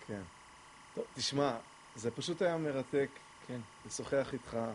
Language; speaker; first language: Hebrew; native; Hebrew